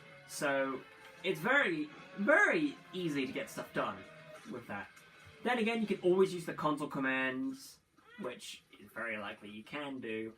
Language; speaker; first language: English; native; English